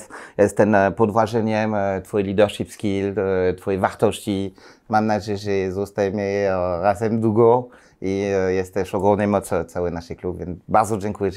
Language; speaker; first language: Polish; non-native, learner; French